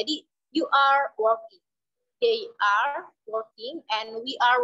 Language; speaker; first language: English; non-native, learner; Indonesian